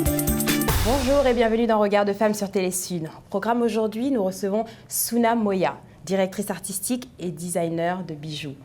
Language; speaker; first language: French; native; French